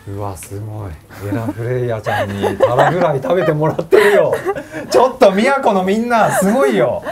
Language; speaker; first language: Japanese; native; Japanese